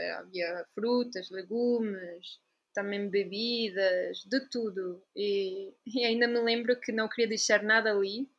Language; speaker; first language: Portuguese; non-native, fluent; Italian